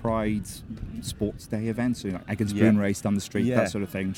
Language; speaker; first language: English; native; English